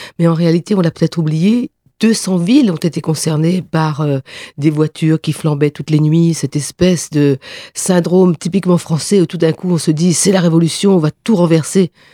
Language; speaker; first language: French; non-native, local second language; Réunion Creole French